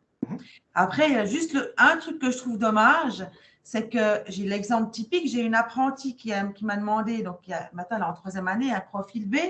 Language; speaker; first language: French; native; French